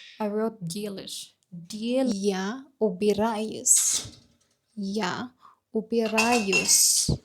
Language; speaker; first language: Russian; non-native, learner; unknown